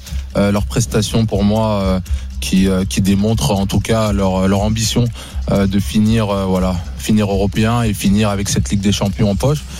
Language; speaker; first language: French; native; French